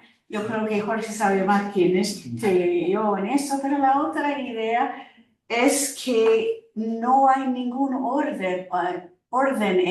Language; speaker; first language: Spanish; non-native, fluent; English